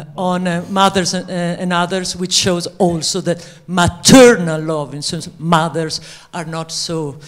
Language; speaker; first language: English; non-native, fluent; French